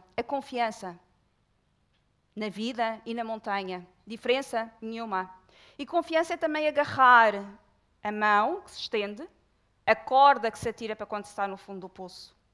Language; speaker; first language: Portuguese; native; Portuguese